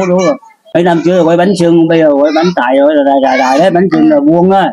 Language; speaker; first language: Vietnamese; early bilingual, heritage; Vietnamese